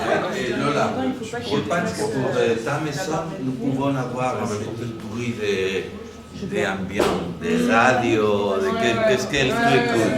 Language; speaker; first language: French; non-native, fluent; Spanish